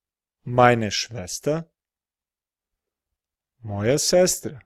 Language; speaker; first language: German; non-native, fluent; Serbian